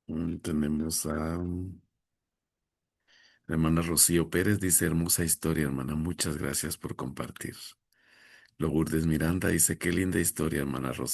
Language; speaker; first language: Spanish; native; Spanish